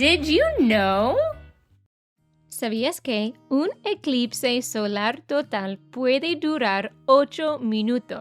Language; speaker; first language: Spanish; non-native, fluent; English